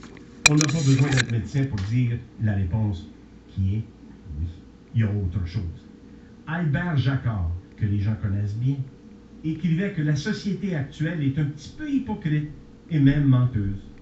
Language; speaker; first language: French; native; French